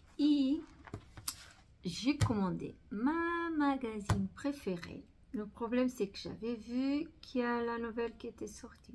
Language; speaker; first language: French; non-native, fluent; Portuguese